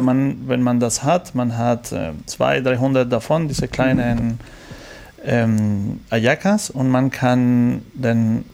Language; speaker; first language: German; non-native, learner; Spanish